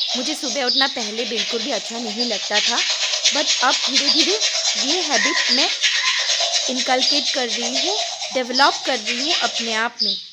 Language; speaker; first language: Hindi; non-native, local second language; Assamese